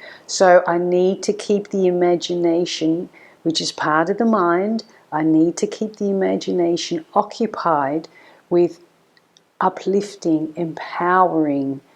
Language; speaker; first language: English; native; English